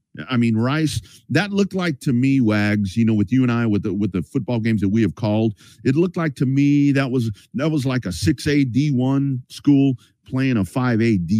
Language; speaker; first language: English; native; English